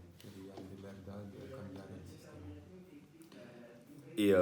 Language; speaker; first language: Spanish; non-native, learner; French